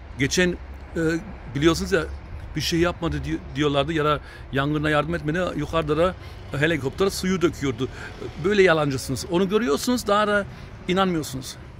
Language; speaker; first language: Turkish; early bilingual, heritage; Turkish